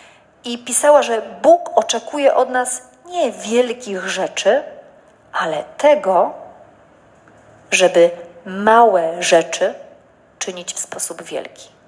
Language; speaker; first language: Polish; native; Polish